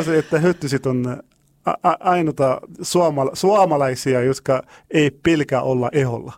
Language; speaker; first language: Finnish; non-native, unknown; Arabic